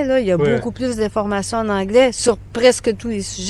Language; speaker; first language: French; native; French